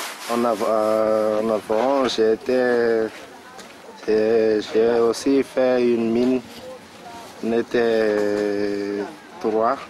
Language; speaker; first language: French; non-native, local second language; Malagasy